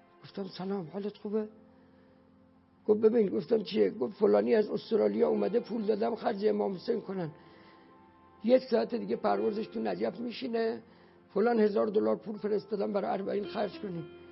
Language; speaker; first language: Persian; native; Persian